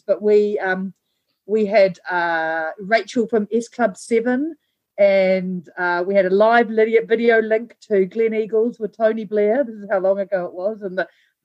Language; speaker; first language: English; native; English